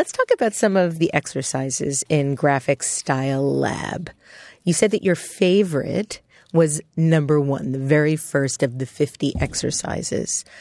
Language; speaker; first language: English; native; English